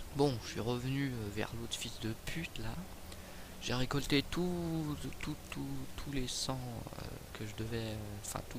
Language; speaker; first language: French; native; French